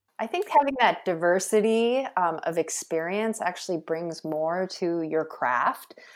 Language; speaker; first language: English; early bilingual, other home language; Korean